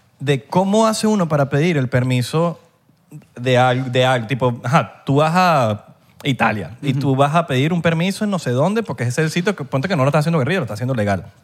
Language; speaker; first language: Spanish; native; Spanish